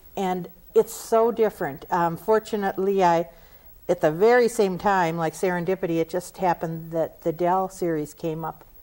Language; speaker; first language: English; native; English